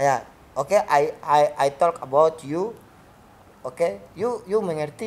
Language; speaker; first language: English; non-native, learner; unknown